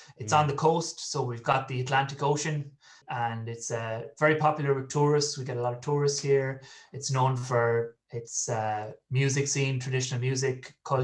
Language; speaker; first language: English; native; English